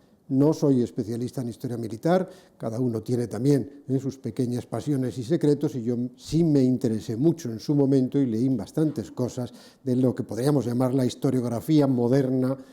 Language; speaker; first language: Spanish; native; Spanish